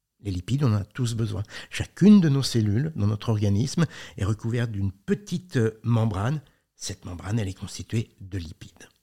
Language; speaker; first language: French; native; French